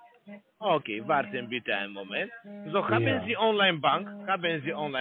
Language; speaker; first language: German; non-native, learner; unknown